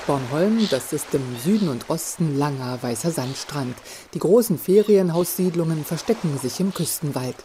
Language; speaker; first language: German; native; German